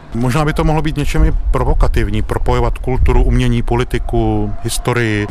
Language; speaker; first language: Czech; native; Czech